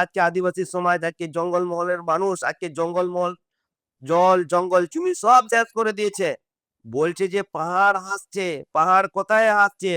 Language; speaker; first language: Bangla; non-native, local second language; Santali